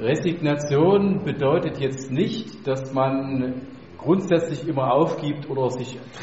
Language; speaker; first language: German; native; German